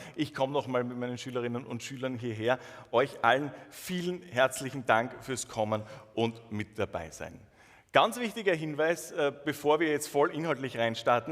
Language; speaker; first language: German; native; German